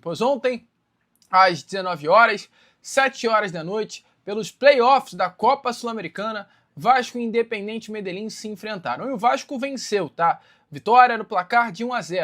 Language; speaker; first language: Portuguese; native; Portuguese